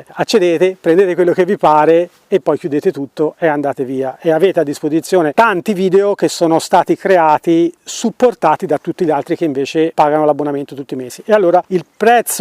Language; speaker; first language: Italian; native; Italian